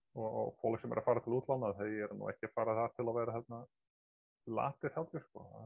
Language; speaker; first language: Icelandic; non-native, fluent; Dutch